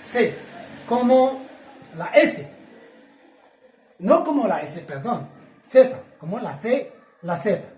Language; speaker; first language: Spanish; non-native, fluent; Arabic